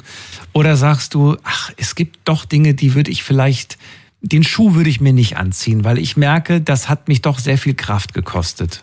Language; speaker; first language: German; native; German